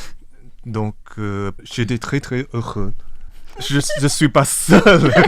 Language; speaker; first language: French; non-native, fluent; Chinese